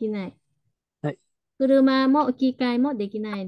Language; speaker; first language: Japanese; non-native, fluent; Vietnamese